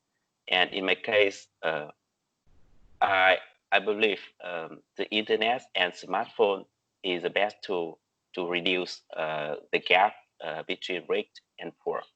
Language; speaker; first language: English; non-native, learner; Vietnamese